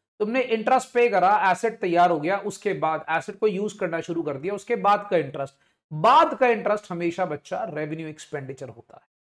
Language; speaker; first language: Hindi; non-native, local second language; Punjabi